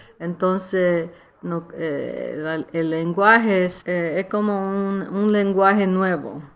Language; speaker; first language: Spanish; early bilingual, heritage; Spanish